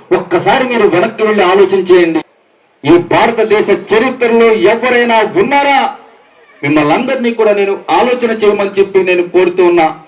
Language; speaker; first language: Telugu; native; Telugu